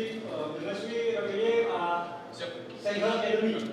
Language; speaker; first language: French; non-native, learner; Indonesian